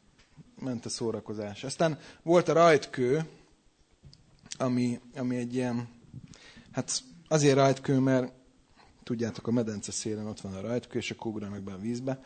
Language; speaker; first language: Hungarian; native; Hungarian